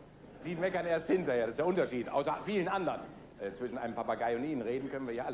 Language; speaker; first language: German; native; German